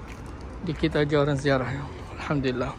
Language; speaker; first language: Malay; early bilingual, heritage; Malay